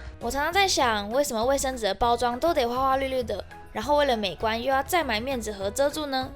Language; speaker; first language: Chinese; native; Chinese